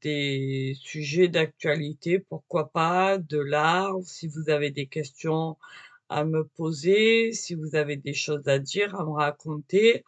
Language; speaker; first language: French; native; French